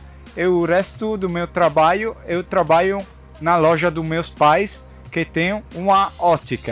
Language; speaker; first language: Portuguese; non-native, fluent; Italian